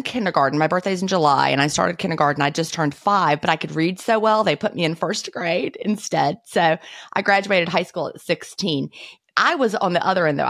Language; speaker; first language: English; native; English